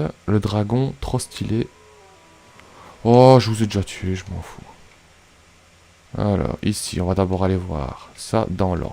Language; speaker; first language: French; native; French